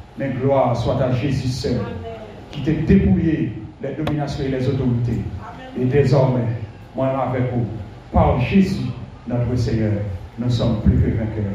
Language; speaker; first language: French; non-native, local second language; Haitian Creole